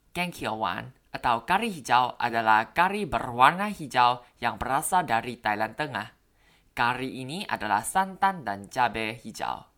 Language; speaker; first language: Indonesian; non-native, learner; Thai